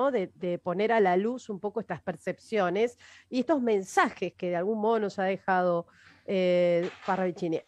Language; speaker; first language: Spanish; native; Spanish